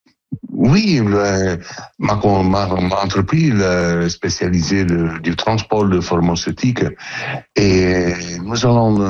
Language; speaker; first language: French; non-native, learner; Italian